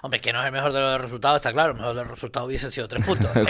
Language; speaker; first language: Spanish; native; Spanish